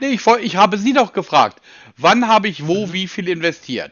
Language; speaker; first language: German; native; German